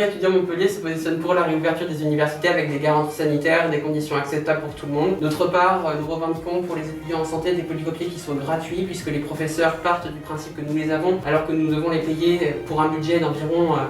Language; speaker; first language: French; native; French